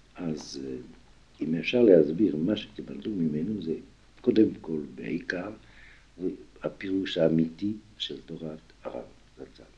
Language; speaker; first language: Hebrew; non-native, fluent; French